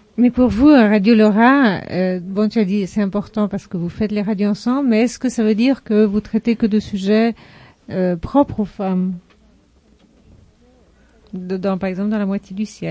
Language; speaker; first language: French; native; French